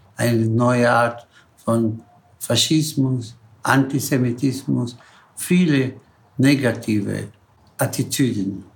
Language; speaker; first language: German; non-native, fluent; Spanish